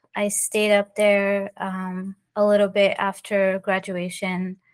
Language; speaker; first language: English; early bilingual, other home language; French